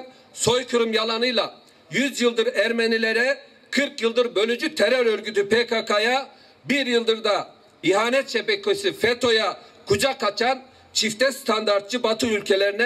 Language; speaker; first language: Turkish; native; Turkish